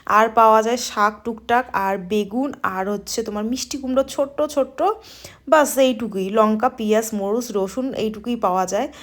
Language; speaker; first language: Bangla; non-native, local second language; Rangpuri